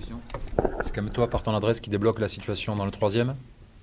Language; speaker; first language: French; native; French